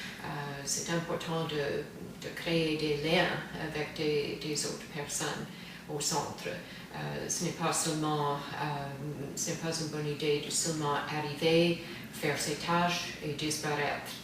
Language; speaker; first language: French; non-native, fluent; English